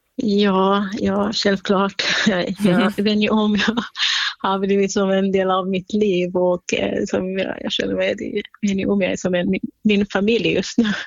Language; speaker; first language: Swedish; non-native, fluent; Kurdish